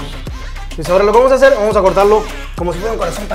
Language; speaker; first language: Spanish; native; Spanish